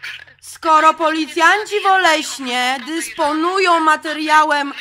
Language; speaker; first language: Polish; native; Polish